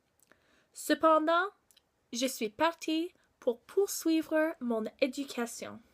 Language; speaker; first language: French; non-native, local second language; English